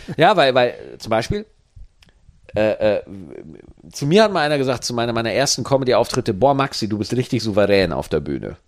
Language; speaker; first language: German; native; German